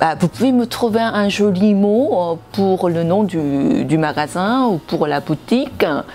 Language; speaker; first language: French; non-native, fluent; Korean